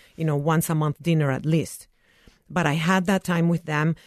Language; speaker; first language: English; non-native, fluent; Spanish